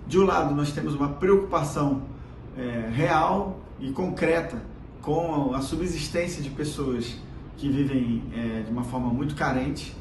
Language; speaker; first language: Portuguese; native; Portuguese